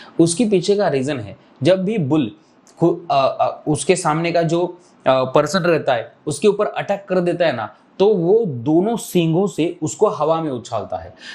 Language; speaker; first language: Hindi; non-native, local second language; Marathi